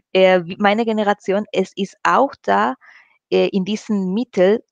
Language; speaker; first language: German; non-native, fluent; Spanish